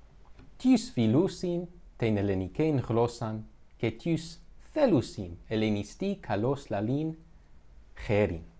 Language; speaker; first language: Greek; non-native, learner; English